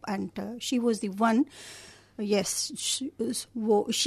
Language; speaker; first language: English; non-native, local second language; Hindi